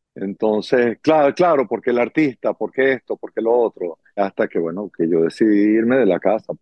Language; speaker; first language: Spanish; native; Spanish